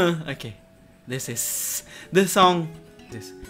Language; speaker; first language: English; non-native, learner; Indonesian